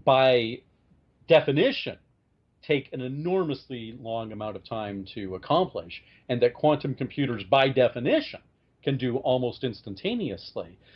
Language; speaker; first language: English; native; English